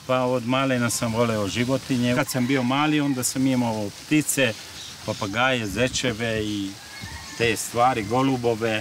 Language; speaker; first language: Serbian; non-native, local second language; Hungarian